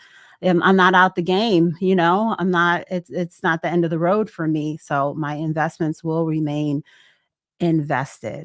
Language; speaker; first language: English; native; English